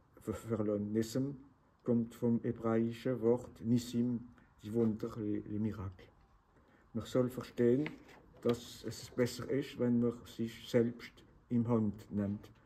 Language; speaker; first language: German; non-native, local second language; Swiss German